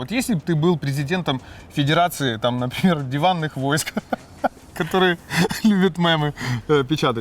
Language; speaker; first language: Russian; native; Russian